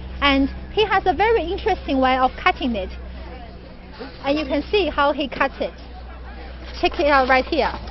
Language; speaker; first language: English; non-native, fluent; Chinese